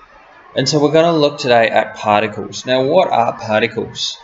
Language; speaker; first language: English; native; English